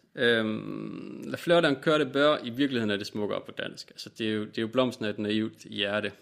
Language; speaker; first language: Danish; native; Danish